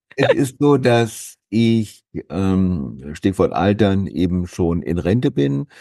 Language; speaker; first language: German; native; German